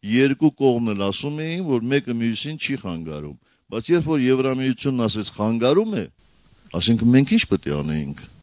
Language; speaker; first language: Armenian; native; Armenian